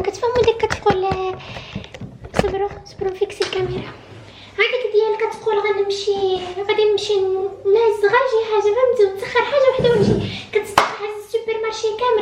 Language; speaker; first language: Arabic; native; Arabic